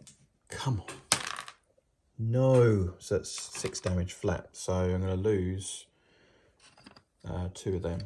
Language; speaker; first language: English; native; English